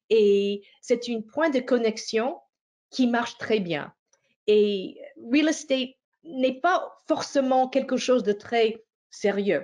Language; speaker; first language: French; non-native, fluent; English